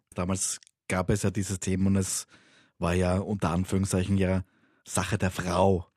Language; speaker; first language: German; native; German